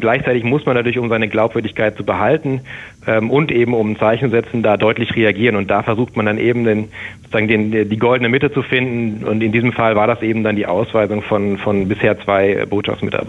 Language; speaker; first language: German; native; German